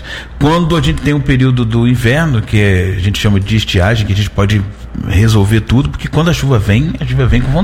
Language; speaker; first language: Portuguese; native; Portuguese